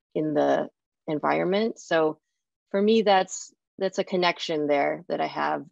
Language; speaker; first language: English; native; English